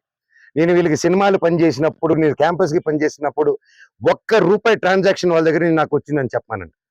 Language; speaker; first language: Telugu; native; Telugu